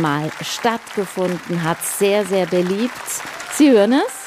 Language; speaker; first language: German; native; German